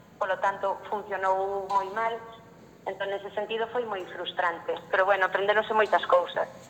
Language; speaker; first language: Galician; non-native, local second language; Spanish